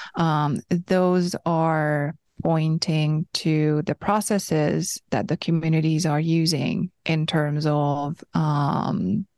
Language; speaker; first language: English; non-native, fluent; Hungarian